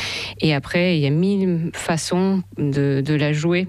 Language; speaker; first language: French; non-native, fluent; Russian